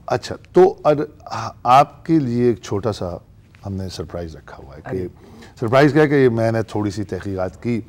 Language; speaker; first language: Urdu; native; Urdu